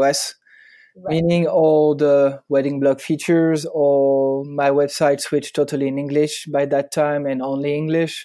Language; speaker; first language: English; non-native, fluent; French